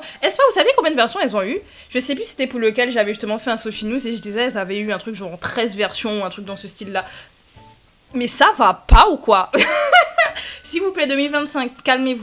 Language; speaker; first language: French; native; French